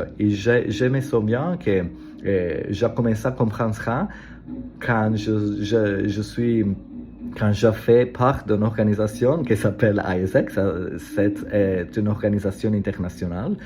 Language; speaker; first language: French; non-native, learner; Italian